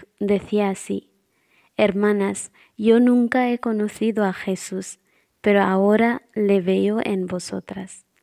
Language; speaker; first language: Spanish; non-native, fluent; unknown